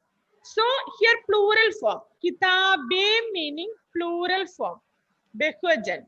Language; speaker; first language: English; non-native, local second language; Malayalam